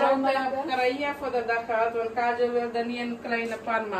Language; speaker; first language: Dutch; non-native, local second language; Caribbean Hindustani